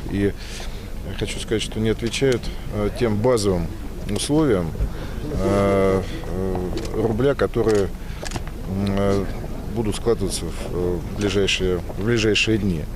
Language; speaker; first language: Russian; native; Russian